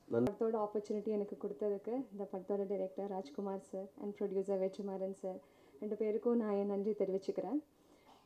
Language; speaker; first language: Tamil; non-native, fluent; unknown